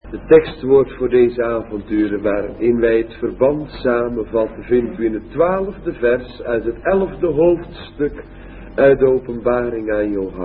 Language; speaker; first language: Dutch; native; Dutch